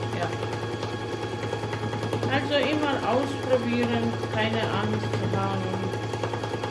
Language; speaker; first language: German; non-native, fluent; Bosnian